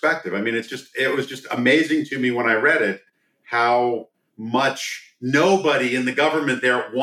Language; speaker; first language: English; native; English